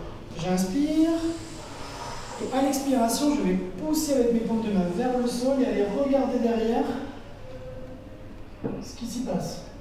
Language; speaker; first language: French; native; French